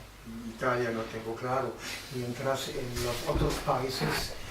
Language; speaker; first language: Spanish; non-native, fluent; German